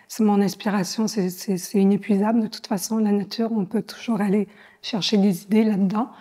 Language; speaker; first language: French; native; French